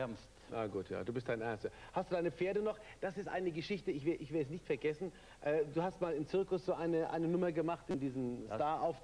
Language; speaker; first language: German; native; German